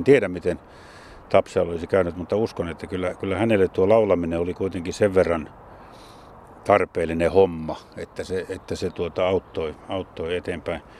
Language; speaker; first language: Finnish; native; Finnish